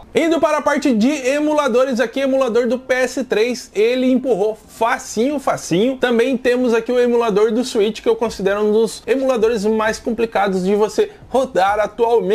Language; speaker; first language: Portuguese; native; Portuguese